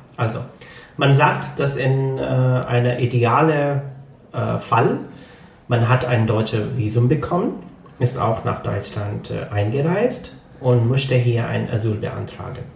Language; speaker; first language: German; non-native, fluent; Punjabi